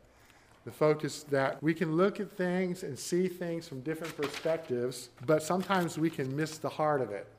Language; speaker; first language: English; native; English